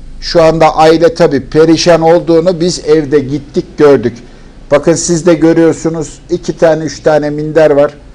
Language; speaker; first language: Turkish; native; Turkish